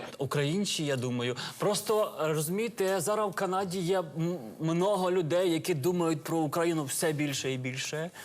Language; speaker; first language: Ukrainian; early bilingual, heritage; Ukrainian